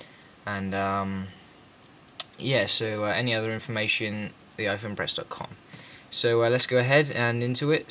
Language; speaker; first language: English; native; English